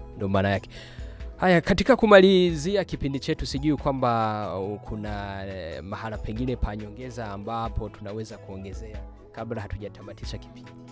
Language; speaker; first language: Swahili; non-native, local second language; Rundi